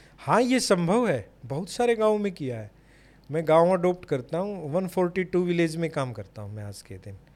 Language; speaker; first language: Hindi; native; Hindi